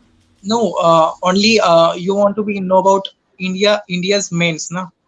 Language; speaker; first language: English; non-native, learner; Hindi